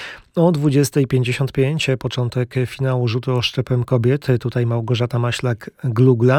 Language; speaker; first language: Polish; native; Polish